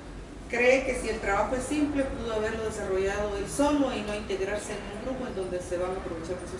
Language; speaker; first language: Spanish; native; Spanish